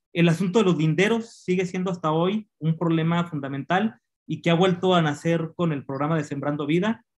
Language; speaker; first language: Spanish; native; Spanish